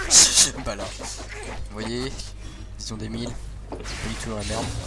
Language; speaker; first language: French; native; French